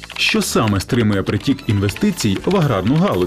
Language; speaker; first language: Ukrainian; native; Ukrainian